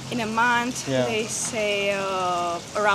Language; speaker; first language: English; non-native, fluent; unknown